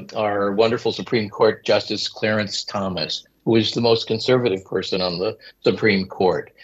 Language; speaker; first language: English; native; English